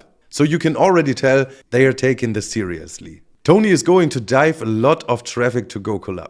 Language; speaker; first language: English; non-native, fluent; German